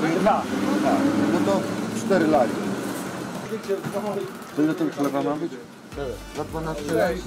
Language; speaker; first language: Polish; non-native, learner; Russian